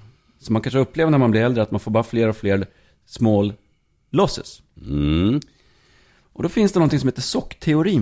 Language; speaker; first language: Swedish; native; Swedish